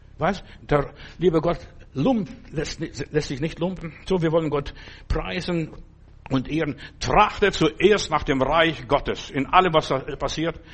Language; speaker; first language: German; non-native, fluent; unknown